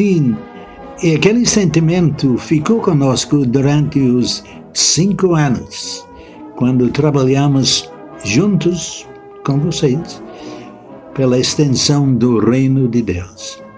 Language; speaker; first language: Portuguese; non-native, fluent; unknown